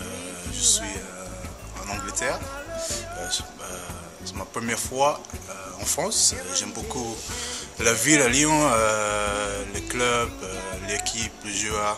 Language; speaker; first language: French; non-native, learner; English